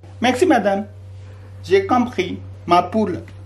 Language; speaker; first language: French; non-native, learner; Tibetan